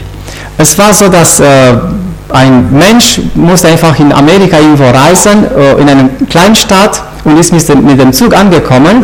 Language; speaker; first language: German; non-native, fluent; Romanian